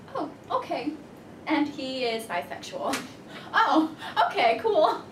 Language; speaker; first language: English; native; English